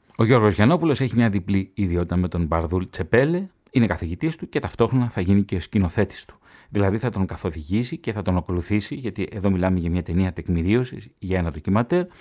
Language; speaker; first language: Greek; native; Greek